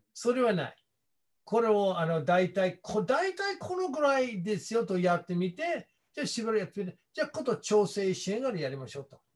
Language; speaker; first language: Japanese; non-native, fluent; English